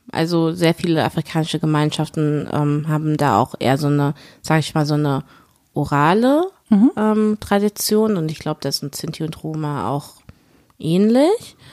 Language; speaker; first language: German; early bilingual, other home language; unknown